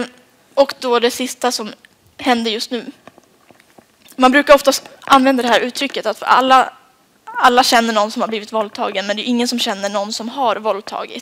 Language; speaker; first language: Swedish; native; Swedish